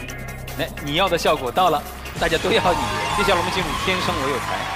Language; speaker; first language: Chinese; native; Chinese